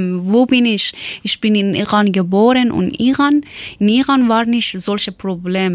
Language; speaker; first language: German; non-native, learner; Persian